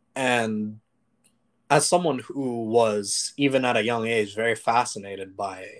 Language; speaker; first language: English; early bilingual, other home language; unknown